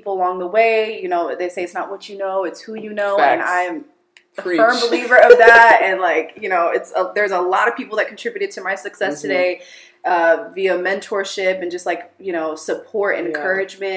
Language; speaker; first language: English; early bilingual, other home language; Amharic